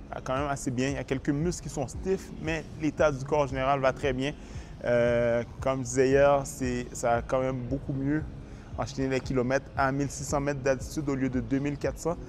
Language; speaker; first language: French; native; French